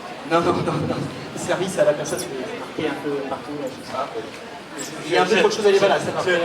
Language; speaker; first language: French; native; French